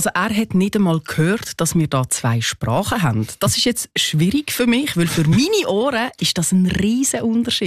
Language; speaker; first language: German; native; German